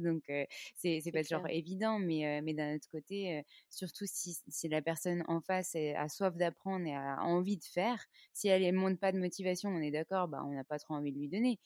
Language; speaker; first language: French; native; French